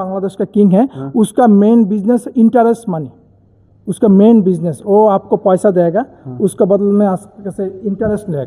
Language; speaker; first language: Hindi; non-native, learner; Bangla